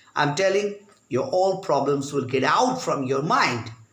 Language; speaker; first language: English; non-native, local second language; Bangla